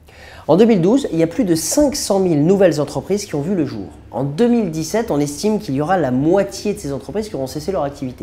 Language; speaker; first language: French; native; French